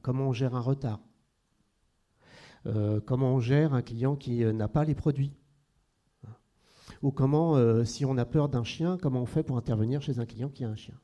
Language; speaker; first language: French; native; French